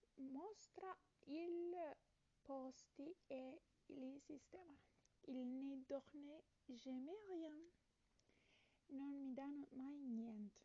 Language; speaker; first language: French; non-native, learner; Italian